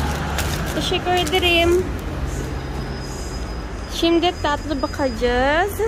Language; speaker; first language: Turkish; non-native, learner; Filipino